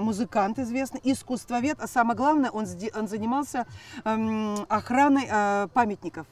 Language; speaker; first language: Russian; native; Russian